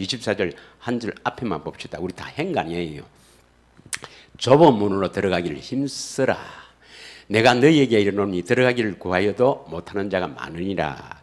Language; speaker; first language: Korean; native; Korean